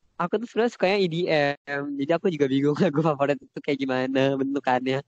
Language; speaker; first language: Indonesian; native; Indonesian